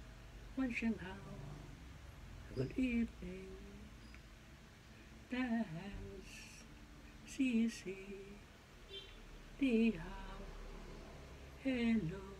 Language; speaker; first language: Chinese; non-native, learner; Cebuano